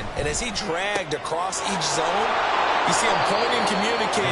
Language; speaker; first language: English; native; English